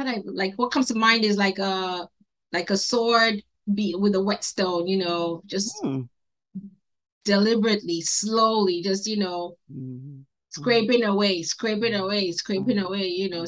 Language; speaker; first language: English; non-native, local second language; Igbo